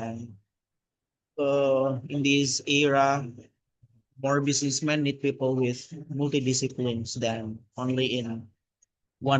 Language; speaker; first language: English; non-native, fluent; Indonesian